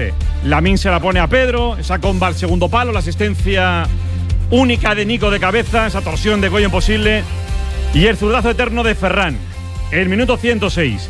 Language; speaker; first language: Spanish; native; Spanish